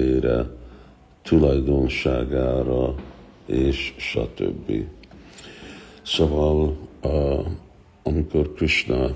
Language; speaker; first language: Hungarian; early bilingual, heritage; Hungarian